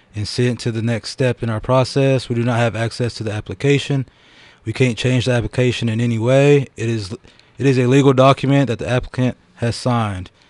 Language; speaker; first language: English; native; English